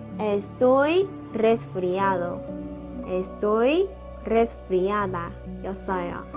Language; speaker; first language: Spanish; non-native, fluent; Korean